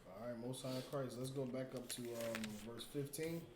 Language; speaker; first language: English; native; English